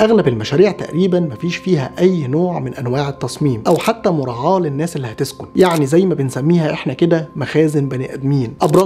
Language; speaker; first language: Arabic; native; Arabic